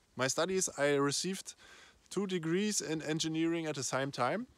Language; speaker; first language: English; non-native, fluent; German